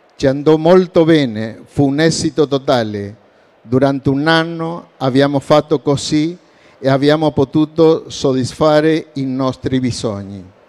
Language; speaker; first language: Italian; non-native, learner; Spanish